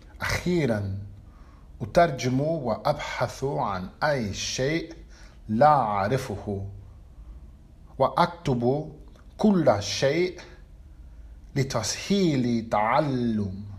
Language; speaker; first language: Arabic; non-native, learner; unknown